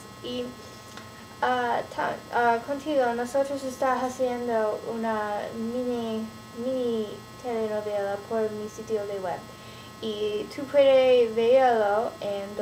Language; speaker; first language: Spanish; non-native, learner; English